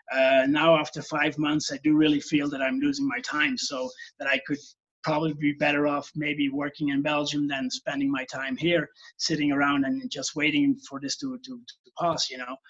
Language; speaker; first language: English; non-native, fluent; Dutch